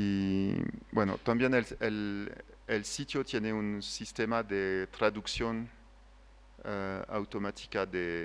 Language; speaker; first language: Spanish; non-native, fluent; French